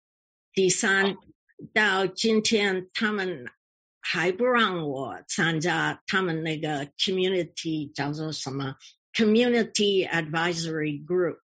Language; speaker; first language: Chinese; early bilingual, heritage; English